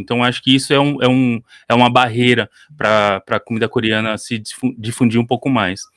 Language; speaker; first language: Portuguese; early bilingual, other home language; Korean